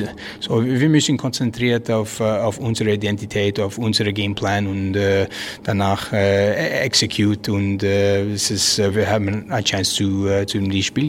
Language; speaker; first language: German; non-native, learner; French